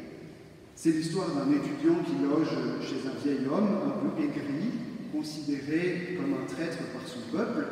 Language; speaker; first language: French; native; French